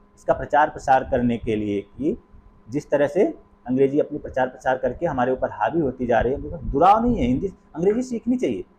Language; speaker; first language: Hindi; native; Hindi